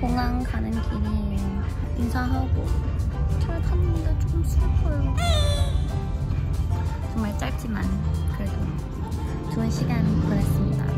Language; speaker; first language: Korean; non-native, fluent; Thai